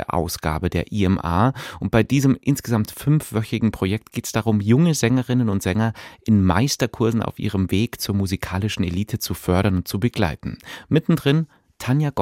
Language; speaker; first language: German; native; German